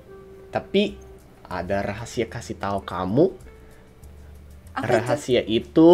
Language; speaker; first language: Indonesian; non-native, fluent; English